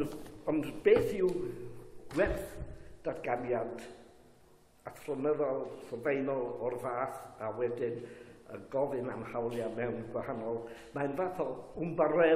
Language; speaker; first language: Welsh; native; Welsh